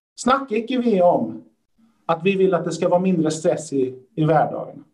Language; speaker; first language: Swedish; early bilingual, other home language; Persian